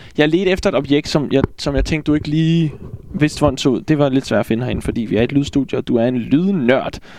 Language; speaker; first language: Danish; native; Danish